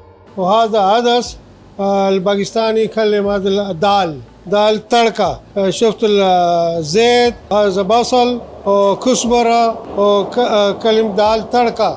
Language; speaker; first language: Arabic; non-native, learner; Urdu